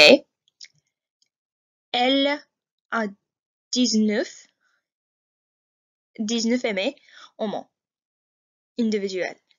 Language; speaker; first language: French; non-native, learner; English